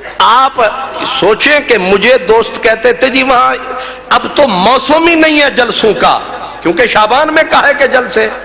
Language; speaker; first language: Urdu; non-native, local second language; Punjabi